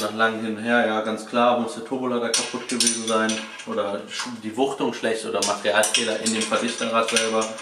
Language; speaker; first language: German; native; German